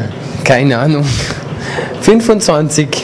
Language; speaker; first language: German; non-native, local second language; French